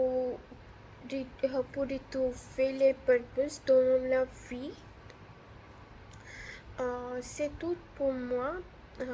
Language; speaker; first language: French; non-native, learner; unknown